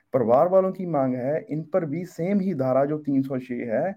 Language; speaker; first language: Hindi; native; Hindi